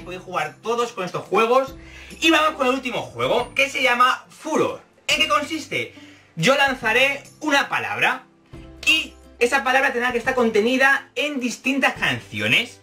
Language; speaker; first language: Spanish; native; Spanish